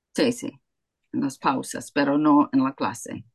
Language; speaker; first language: Spanish; non-native, fluent; Russian